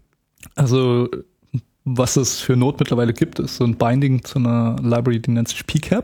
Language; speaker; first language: German; native; German